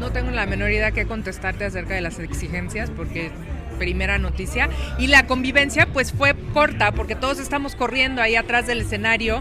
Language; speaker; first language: Spanish; native; Spanish